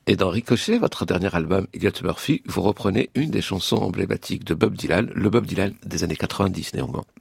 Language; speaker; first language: French; native; French